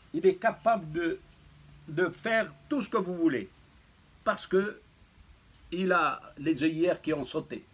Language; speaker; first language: French; non-native, local second language; Arabic